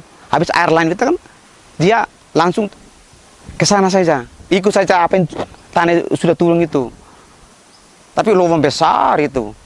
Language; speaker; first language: Indonesian; non-native, local second language; Tetum